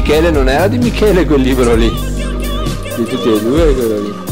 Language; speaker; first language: Italian; native; Italian